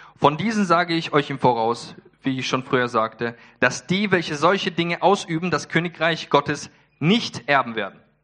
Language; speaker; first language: German; early bilingual, other home language; Polish